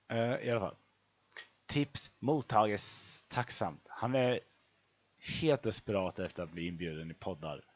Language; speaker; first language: Swedish; native; Swedish